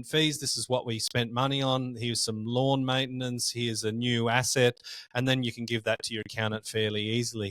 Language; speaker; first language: English; native; English